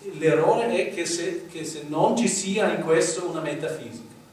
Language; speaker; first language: Italian; non-native, fluent; German